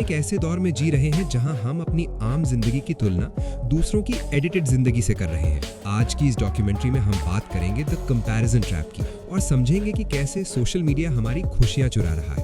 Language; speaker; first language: Hindi; native; Hindi